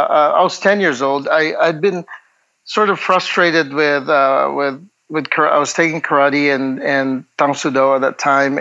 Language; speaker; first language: English; non-native, local second language; Hiligaynon